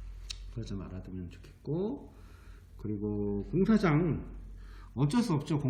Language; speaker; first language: Korean; native; Korean